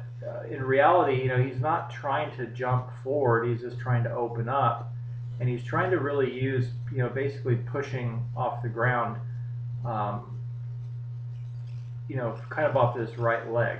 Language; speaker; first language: English; native; English